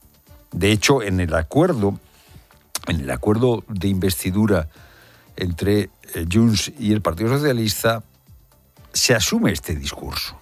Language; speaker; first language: Spanish; native; Spanish